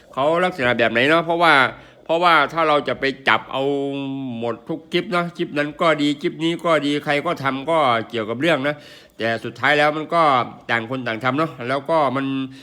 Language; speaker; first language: Thai; non-native, local second language; Northeastern Thai